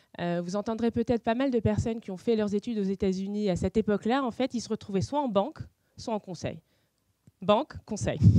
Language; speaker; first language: French; non-native, local second language; Arabic